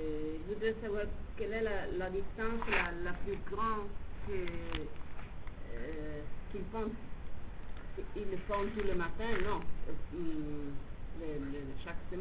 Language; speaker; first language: French; non-native, fluent; Italian